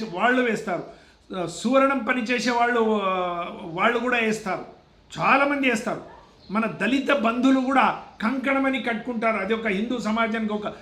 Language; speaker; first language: Telugu; non-native, local second language; Kannada